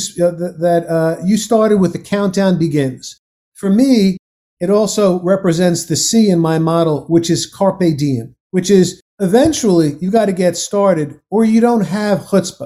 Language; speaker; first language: English; native; English